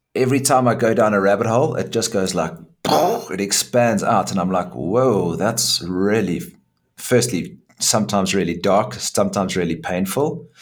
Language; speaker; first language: English; native; English